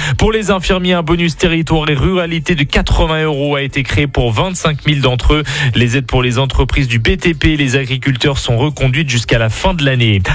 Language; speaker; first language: French; native; French